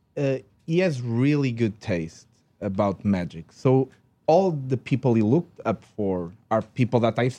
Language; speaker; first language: English; non-native, fluent; Portuguese